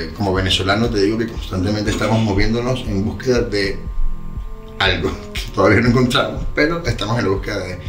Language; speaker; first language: Spanish; native; Spanish